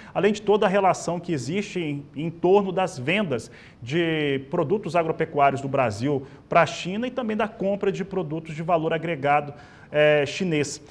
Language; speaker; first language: Portuguese; native; Portuguese